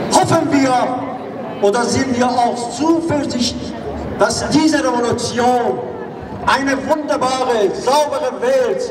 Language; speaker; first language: German; non-native, fluent; Persian